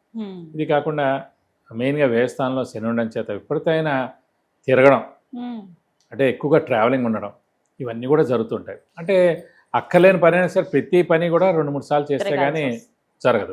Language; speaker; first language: Telugu; native; Telugu